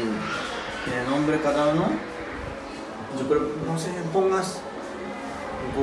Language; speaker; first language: Spanish; non-native, learner; Japanese